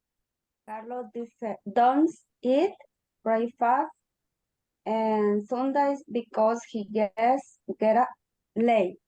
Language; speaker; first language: English; non-native, learner; Spanish